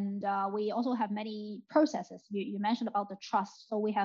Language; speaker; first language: English; non-native, local second language; Cantonese